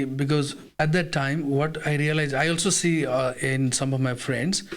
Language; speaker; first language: English; non-native, fluent; Nepali